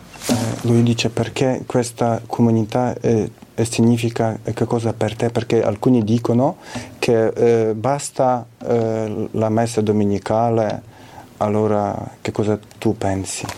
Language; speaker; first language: Italian; non-native, fluent; Ukrainian